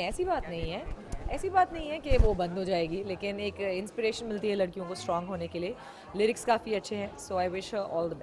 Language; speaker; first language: Hindi; native; Hindi